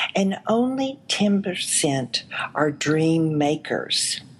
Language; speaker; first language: English; native; English